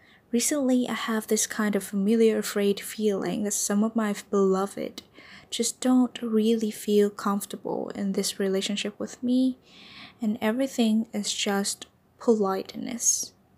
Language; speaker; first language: English; non-native, fluent; Vietnamese